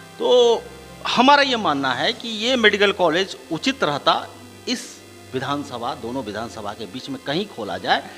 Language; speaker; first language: Hindi; native; Hindi